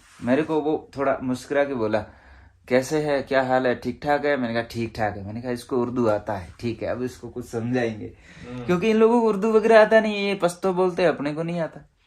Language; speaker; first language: Hindi; native; Hindi